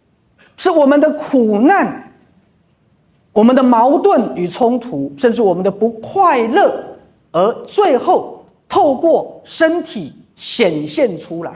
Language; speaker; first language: Chinese; native; Chinese